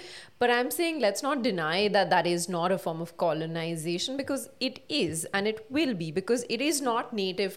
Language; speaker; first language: English; non-native, local second language; Hindi